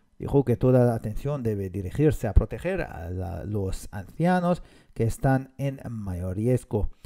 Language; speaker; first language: Spanish; non-native, fluent; Hungarian